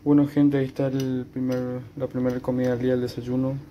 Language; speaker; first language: Spanish; native; Spanish